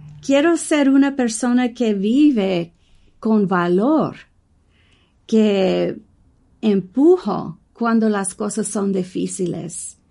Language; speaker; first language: Spanish; non-native, learner; English